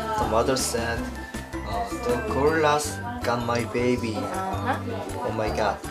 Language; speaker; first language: English; non-native, learner; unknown